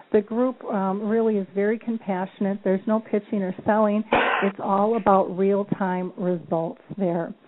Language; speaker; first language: English; non-native, fluent; Dutch